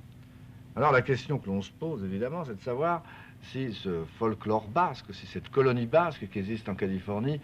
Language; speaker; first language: French; native; French